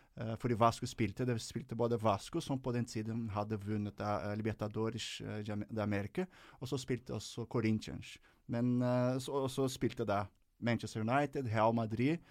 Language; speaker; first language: Norwegian; non-native, fluent; Portuguese